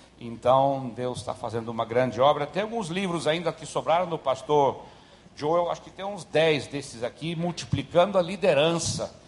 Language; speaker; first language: Portuguese; early bilingual, other home language; German